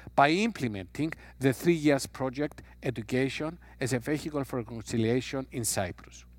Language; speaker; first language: English; non-native, fluent; Greek